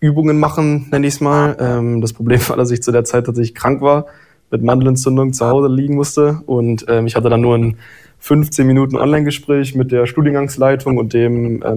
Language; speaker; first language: German; native; German